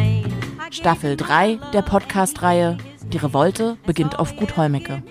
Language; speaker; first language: German; native; German